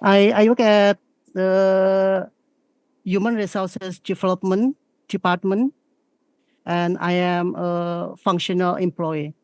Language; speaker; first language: English; non-native, learner; Indonesian